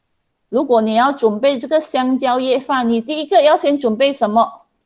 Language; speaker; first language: Chinese; non-native, local second language; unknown